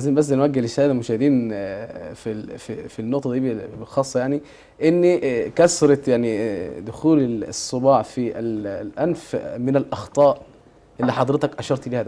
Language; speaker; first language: Arabic; native; Arabic